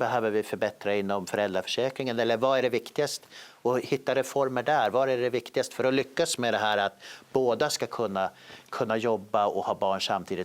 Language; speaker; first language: Swedish; native; Swedish